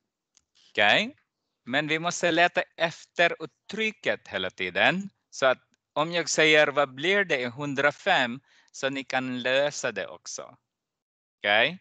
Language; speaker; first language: Swedish; non-native, fluent; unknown